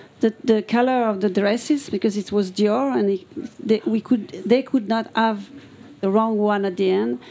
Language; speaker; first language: English; non-native, fluent; French